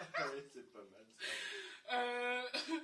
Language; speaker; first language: French; native; French